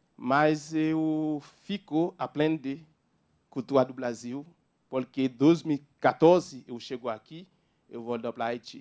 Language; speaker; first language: Portuguese; non-native, learner; Haitian Creole